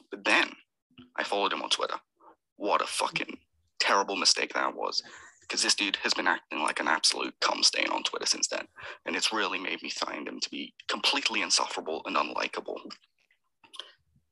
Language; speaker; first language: English; native; English